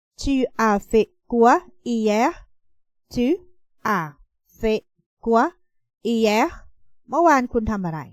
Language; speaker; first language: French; non-native, fluent; Thai